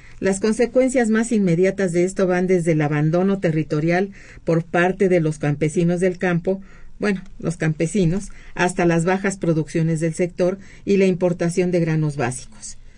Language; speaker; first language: Spanish; native; Spanish